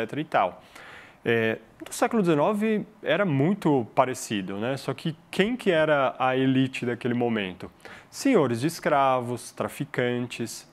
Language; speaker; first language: Portuguese; early bilingual, other home language; Arabic